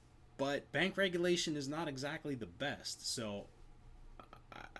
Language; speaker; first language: English; native; English